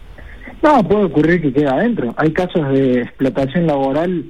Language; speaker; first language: Spanish; native; Spanish